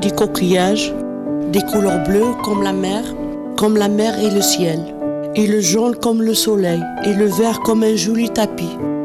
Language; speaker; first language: French; non-native, local second language; Arabic